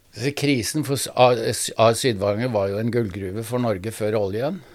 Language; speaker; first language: Norwegian; native; Norwegian